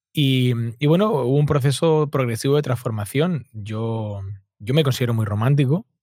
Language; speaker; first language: Spanish; native; Spanish